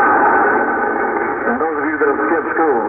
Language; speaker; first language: English; native; English